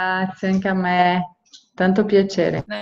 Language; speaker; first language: Italian; non-native, fluent; Portuguese